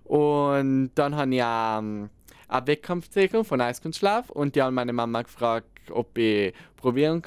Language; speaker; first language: German; non-native, local second language; Italian